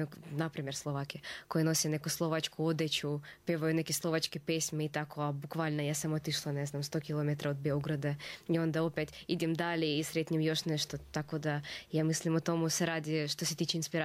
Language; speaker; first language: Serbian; non-native, fluent; Russian